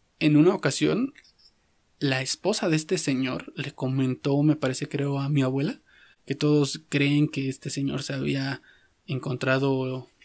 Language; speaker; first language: Spanish; native; Spanish